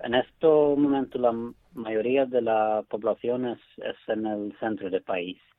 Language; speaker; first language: Spanish; non-native, fluent; Swedish